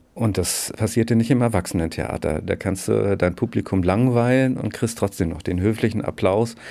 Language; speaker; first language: German; native; German